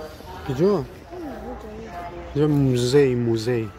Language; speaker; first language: Russian; non-native, local second language; Tajik